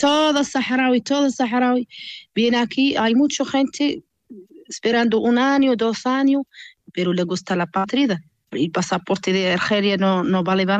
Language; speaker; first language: Spanish; non-native, learner; Arabic